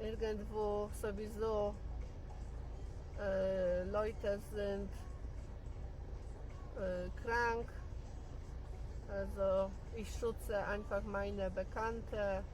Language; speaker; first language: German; non-native, learner; Polish